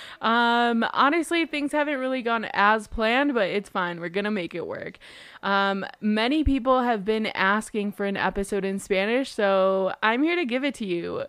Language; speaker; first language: English; early bilingual, other home language; Spanish